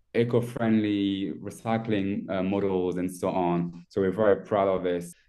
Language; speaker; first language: English; non-native, fluent; French